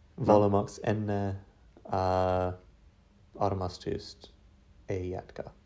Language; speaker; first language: Estonian; non-native, learner; English